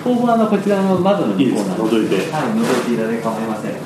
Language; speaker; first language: Japanese; native; Japanese